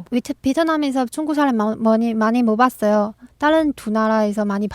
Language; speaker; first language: Korean; non-native, fluent; Chinese